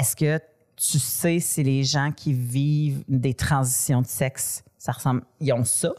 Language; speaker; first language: French; native; French